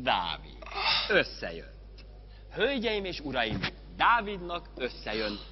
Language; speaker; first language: Hungarian; native; Hungarian